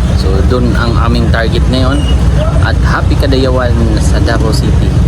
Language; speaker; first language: Filipino; non-native, local second language; Cebuano